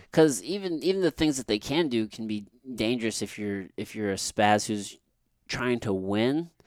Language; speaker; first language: English; native; English